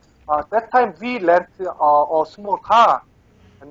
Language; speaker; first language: English; non-native, learner; Korean